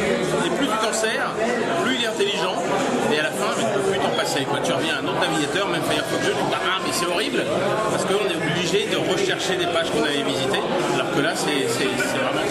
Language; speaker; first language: French; native; French